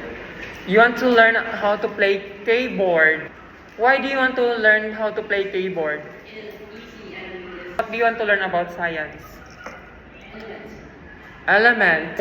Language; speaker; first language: English; non-native, fluent; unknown